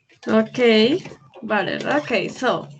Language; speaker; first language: English; non-native, learner; Spanish